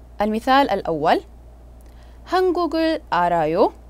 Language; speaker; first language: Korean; non-native, fluent; Arabic